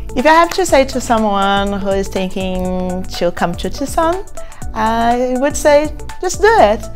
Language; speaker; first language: English; non-native, fluent; Portuguese